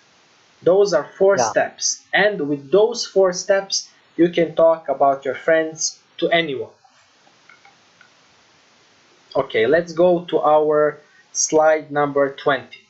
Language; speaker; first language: English; non-native, fluent; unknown